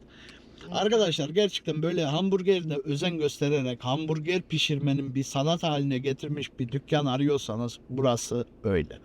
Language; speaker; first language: Turkish; early bilingual, heritage; Turkish